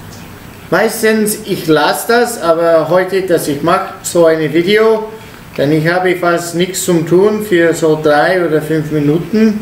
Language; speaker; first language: German; non-native, learner; Italian